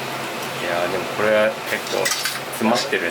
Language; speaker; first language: Japanese; native; Japanese